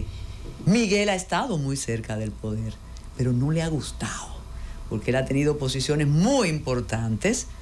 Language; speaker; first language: Spanish; native; Spanish